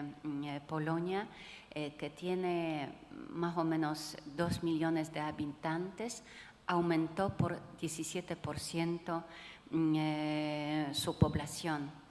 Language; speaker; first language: Spanish; non-native, fluent; Polish